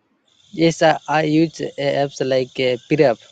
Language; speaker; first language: English; non-native, learner; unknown